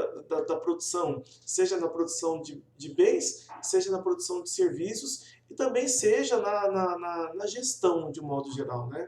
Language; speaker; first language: Portuguese; native; Portuguese